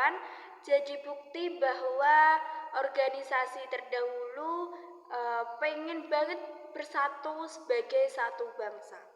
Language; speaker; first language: Indonesian; native; Indonesian